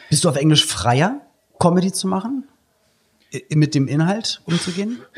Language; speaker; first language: German; native; German